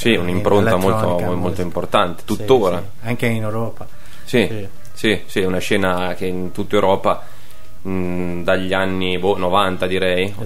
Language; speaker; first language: Italian; non-native, learner; Persian